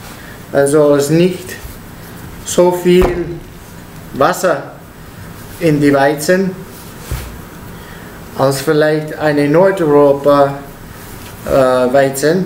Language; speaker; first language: German; non-native, learner; Italian